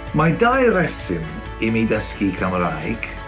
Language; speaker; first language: Welsh; non-native, learner; English